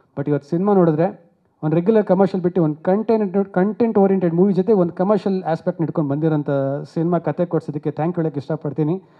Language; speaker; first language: Kannada; native; Kannada